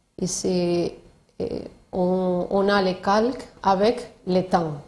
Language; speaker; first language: French; non-native, learner; Spanish